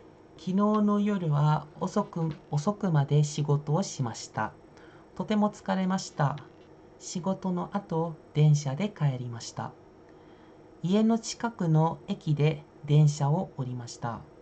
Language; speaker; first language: Japanese; non-native, fluent; Indonesian